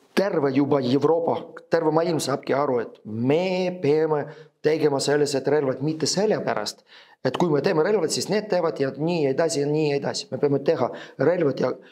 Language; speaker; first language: Estonian; non-native, fluent; Ukrainian